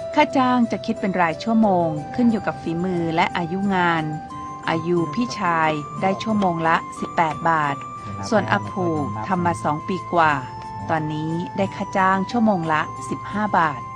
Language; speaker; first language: Thai; native; Thai